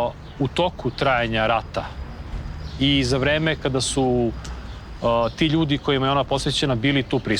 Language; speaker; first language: Bosnian; native; Bosnian